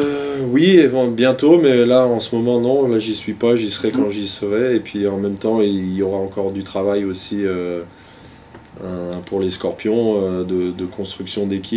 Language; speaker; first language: French; native; French